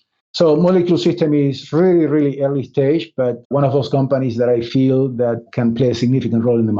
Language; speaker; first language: English; non-native, fluent; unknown